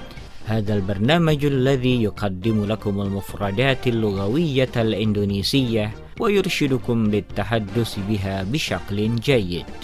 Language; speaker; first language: Arabic; non-native, fluent; Indonesian